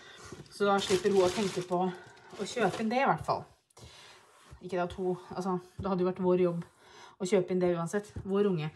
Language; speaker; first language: Norwegian; native; Norwegian